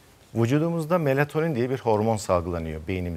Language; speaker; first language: Turkish; native; Turkish